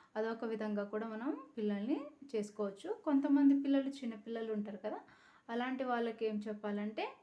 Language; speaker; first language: Telugu; native; Telugu